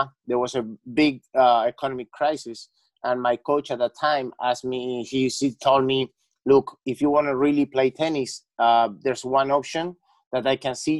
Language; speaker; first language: English; non-native, fluent; Spanish